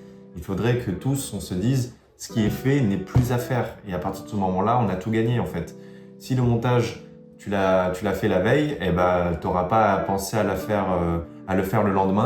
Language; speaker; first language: French; native; French